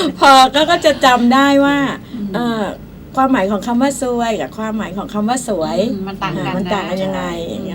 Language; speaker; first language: Thai; native; Thai